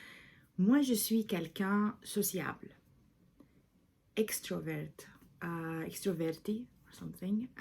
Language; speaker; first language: French; non-native, fluent; English